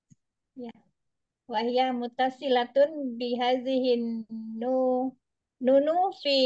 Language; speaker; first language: Arabic; non-native, learner; Indonesian